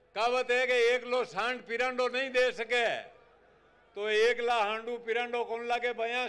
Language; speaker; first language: Hindi; native; Hindi